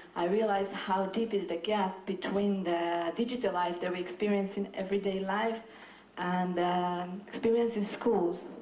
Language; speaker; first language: English; non-native, fluent; Hebrew